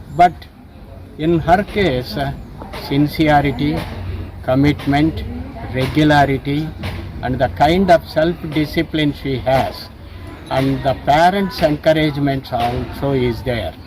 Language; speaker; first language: English; non-native, local second language; Telugu